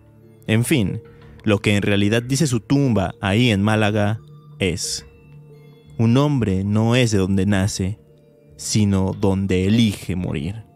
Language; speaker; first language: Spanish; native; Spanish